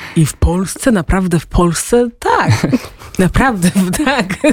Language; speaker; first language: Polish; early bilingual, heritage; Polish